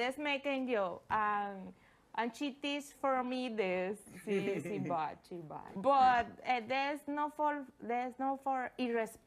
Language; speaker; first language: English; non-native, learner; Spanish